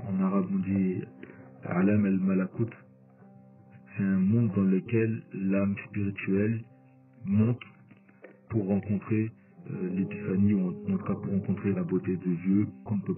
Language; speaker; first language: French; native; French